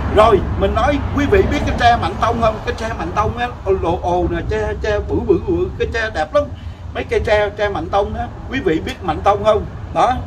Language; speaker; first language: Vietnamese; native; Vietnamese